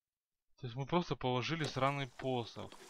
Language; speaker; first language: Russian; native; Russian